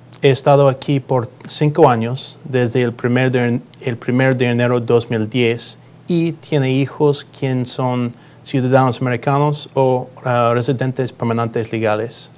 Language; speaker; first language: Spanish; non-native, learner; English